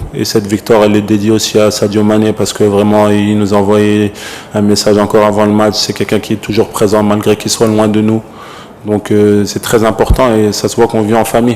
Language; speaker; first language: French; native; French